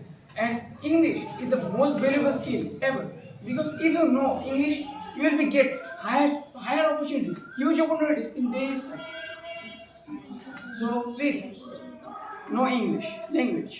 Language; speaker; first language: English; non-native, learner; Bangla